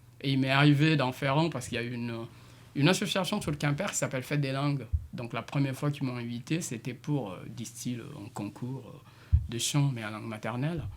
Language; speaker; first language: French; non-native, local second language; Jola-Fonyi